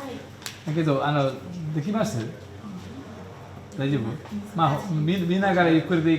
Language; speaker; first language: Japanese; non-native, fluent; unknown